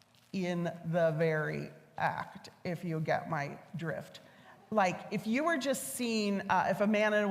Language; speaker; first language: English; native; English